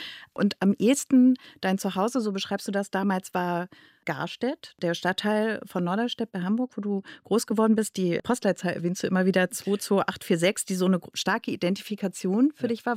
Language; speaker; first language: German; native; German